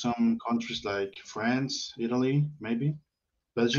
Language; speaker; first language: English; non-native, learner; Spanish